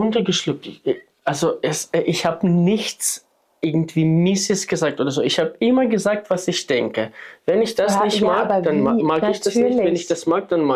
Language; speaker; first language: German; non-native, fluent; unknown